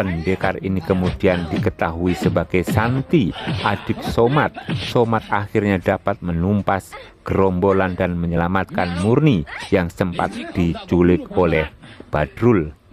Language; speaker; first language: Indonesian; native; Indonesian